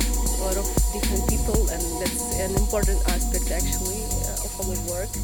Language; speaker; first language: English; non-native, fluent; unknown